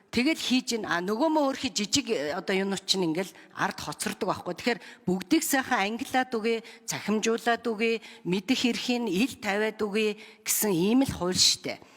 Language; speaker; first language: Mongolian; native; Mongolian